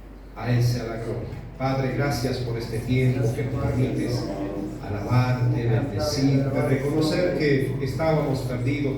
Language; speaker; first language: Spanish; native; Spanish